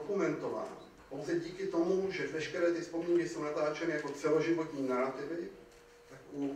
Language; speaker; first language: Czech; native; Czech